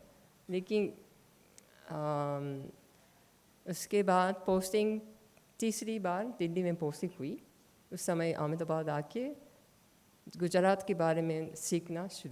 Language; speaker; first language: Hindi; non-native, learner; Japanese